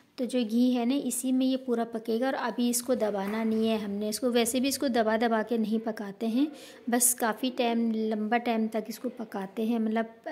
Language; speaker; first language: Hindi; native; Hindi